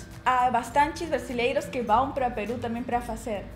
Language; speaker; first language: Portuguese; non-native, learner; Spanish